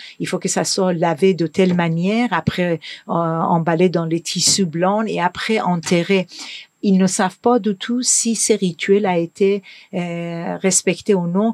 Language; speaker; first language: French; non-native, fluent; Persian